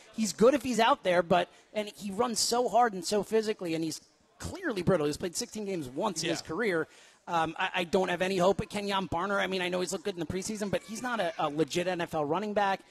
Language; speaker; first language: English; native; English